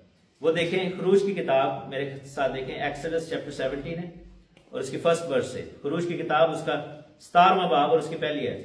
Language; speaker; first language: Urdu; non-native, local second language; Punjabi